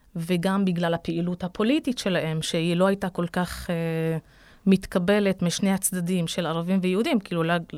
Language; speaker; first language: Hebrew; non-native, local second language; Arabic